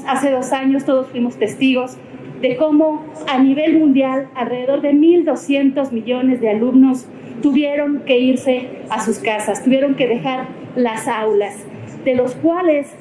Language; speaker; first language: Spanish; native; Spanish